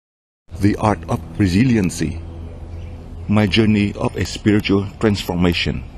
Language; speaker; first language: English; non-native, fluent; Vietnamese